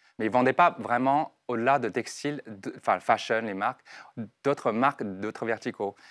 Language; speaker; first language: French; non-native, fluent; Chinese